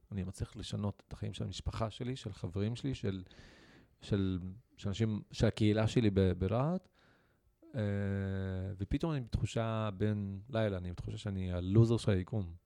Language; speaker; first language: Hebrew; non-native, local second language; Arabic